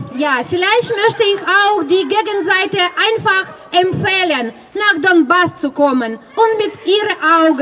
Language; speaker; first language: German; non-native, fluent; Russian